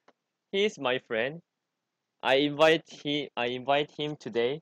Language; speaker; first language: English; non-native, learner; Korean